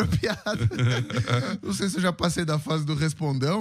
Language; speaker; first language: Portuguese; native; Portuguese